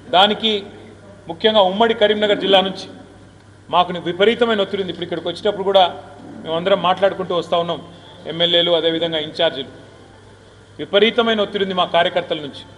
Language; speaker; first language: Telugu; native; Telugu